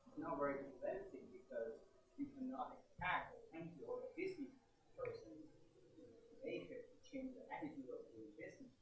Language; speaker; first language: English; native; English